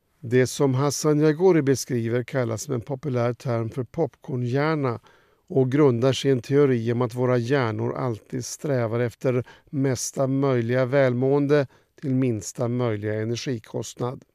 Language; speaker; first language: Swedish; native; Swedish